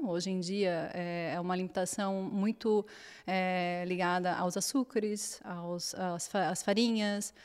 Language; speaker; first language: Portuguese; native; Portuguese